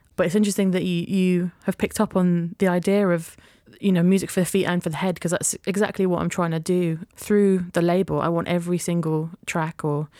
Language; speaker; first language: English; native; English